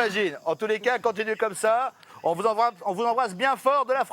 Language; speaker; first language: French; native; French